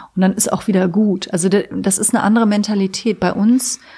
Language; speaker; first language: German; native; German